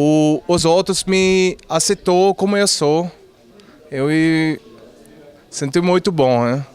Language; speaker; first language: Portuguese; non-native, learner; German